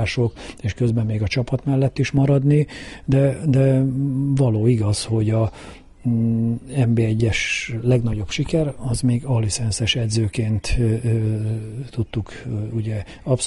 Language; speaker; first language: Hungarian; native; Hungarian